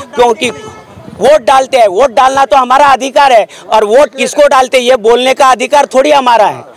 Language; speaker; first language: Hindi; non-native, local second language; Marathi